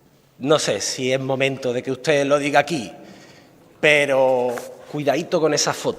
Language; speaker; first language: Spanish; native; Spanish